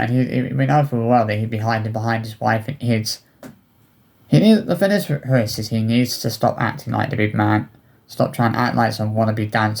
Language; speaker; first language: English; native; English